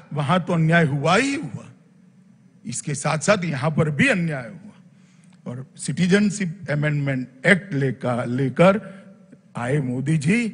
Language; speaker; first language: Hindi; non-native, local second language; Gujarati